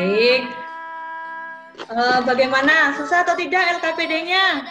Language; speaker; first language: Indonesian; native; Indonesian